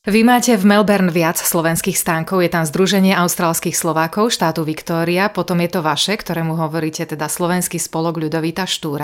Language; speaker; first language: Slovak; native; Slovak